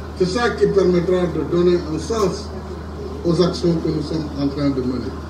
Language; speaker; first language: French; non-native, local second language; Wolof